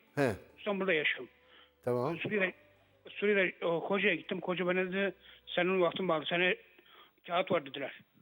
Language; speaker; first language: Turkish; non-native, learner; Arabic